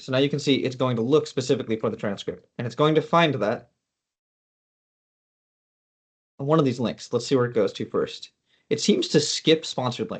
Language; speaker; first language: English; native; English